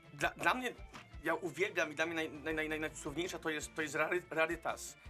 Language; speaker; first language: Polish; non-native, fluent; Danish